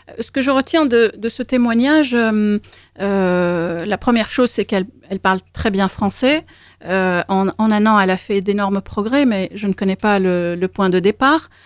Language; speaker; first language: French; native; French